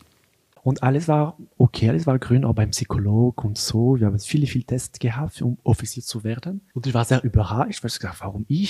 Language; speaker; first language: German; non-native, local second language; French